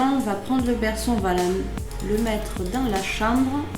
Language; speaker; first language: French; native; French